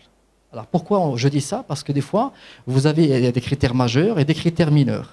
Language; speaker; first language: French; non-native, local second language; Arabic